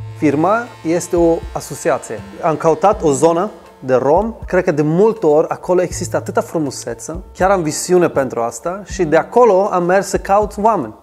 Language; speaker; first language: Romanian; non-native, fluent; Swedish